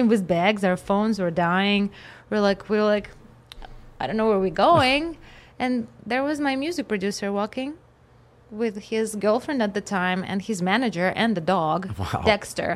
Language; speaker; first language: English; non-native, fluent; Russian